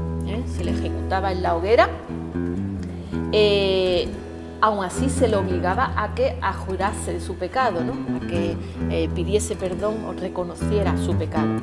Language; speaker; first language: Spanish; native; Spanish